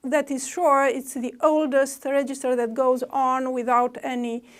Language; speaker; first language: English; non-native, fluent; Romanian